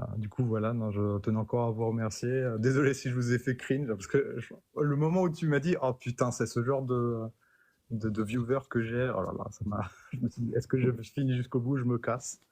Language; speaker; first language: French; native; French